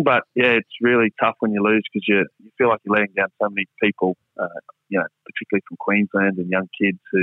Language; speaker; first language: English; native; English